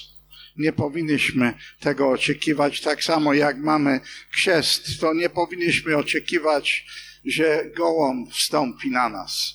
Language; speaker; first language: Polish; non-native, fluent; English